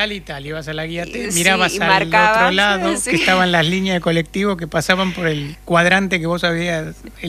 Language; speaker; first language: Spanish; native; Spanish